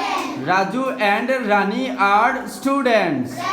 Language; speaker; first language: English; non-native, fluent; Bangla